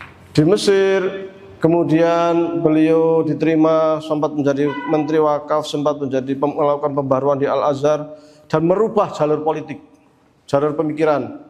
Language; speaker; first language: Indonesian; native; Indonesian